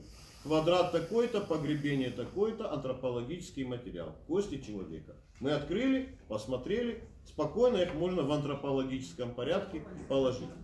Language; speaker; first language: Russian; native; Russian